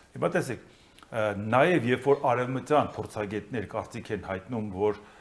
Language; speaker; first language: Armenian; native; Armenian